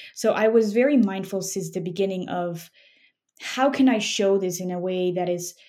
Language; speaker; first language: English; non-native, fluent; Spanish